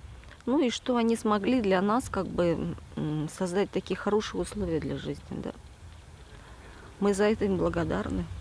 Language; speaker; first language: Russian; native; Russian